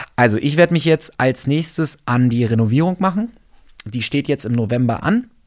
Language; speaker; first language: German; native; German